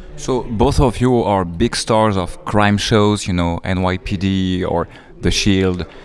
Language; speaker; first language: English; non-native, fluent; French